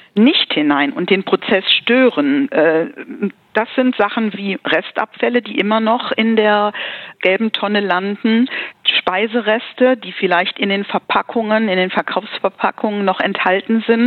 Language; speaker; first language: German; native; German